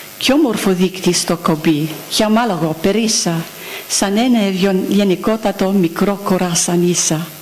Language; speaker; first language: Greek; non-native, fluent; English